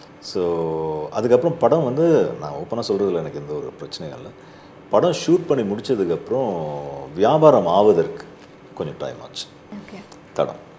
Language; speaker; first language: Tamil; native; Tamil